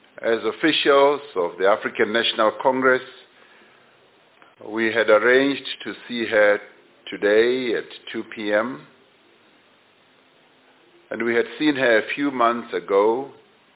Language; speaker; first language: English; non-native, local second language; Venda